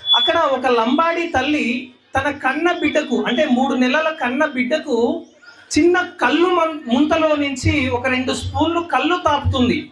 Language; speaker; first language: Telugu; native; Telugu